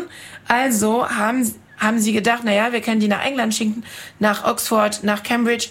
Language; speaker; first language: German; non-native, fluent; French